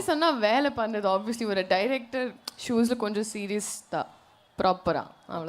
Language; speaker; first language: Tamil; non-native, learner; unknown